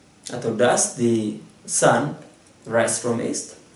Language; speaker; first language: English; non-native, fluent; Indonesian